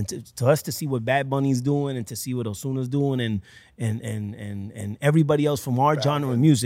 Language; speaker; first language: English; early bilingual, other home language; Spanish